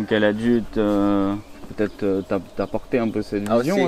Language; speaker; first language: French; native; French